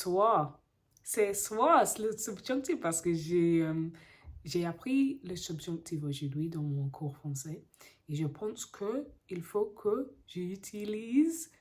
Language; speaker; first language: French; non-native, learner; English